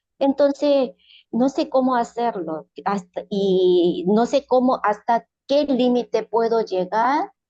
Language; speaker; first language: Spanish; non-native, learner; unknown